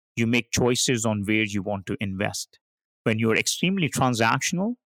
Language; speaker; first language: English; non-native, local second language; Hindi